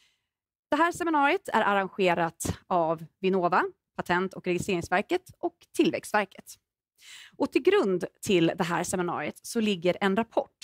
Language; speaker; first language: Swedish; native; Swedish